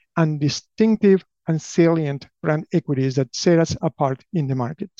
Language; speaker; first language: English; non-native, fluent; Spanish